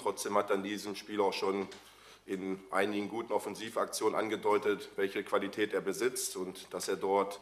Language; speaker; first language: German; native; German